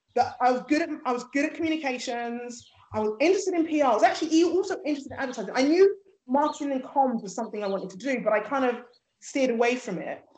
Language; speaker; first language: English; early bilingual, other home language; Yoruba